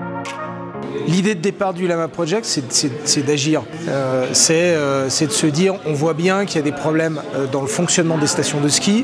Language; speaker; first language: French; native; French